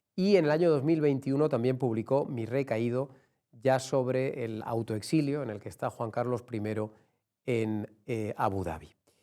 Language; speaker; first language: Spanish; native; Spanish